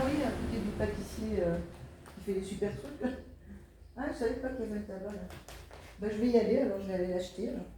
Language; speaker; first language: French; native; French